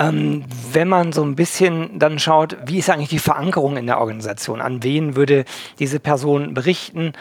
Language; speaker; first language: German; native; German